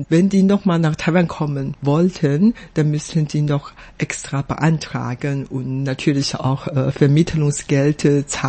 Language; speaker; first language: German; non-native, fluent; Chinese